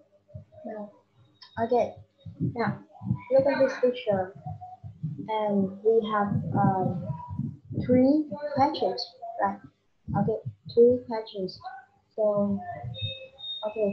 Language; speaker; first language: English; non-native, learner; Vietnamese